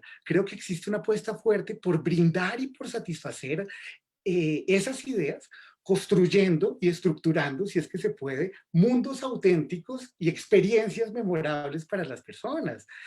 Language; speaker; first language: Spanish; native; Spanish